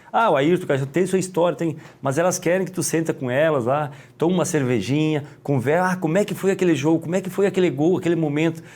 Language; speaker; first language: Portuguese; native; Portuguese